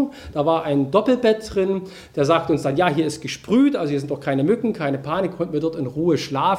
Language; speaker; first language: German; native; German